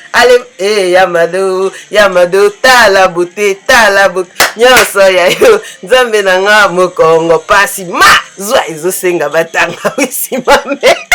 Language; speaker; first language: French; non-native, local second language; Lingala